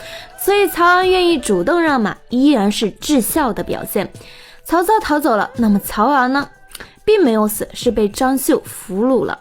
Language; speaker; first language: Chinese; native; Chinese